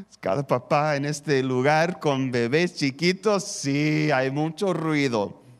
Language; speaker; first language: Spanish; non-native, fluent; English